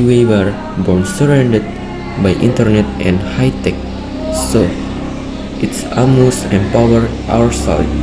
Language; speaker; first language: English; non-native, learner; Indonesian